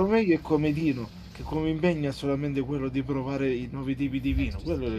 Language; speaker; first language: Italian; native; Italian